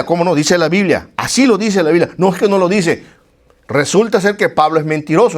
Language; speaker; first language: Spanish; native; Spanish